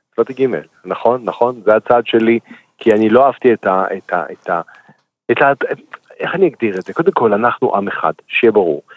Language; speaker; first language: Hebrew; native; Hebrew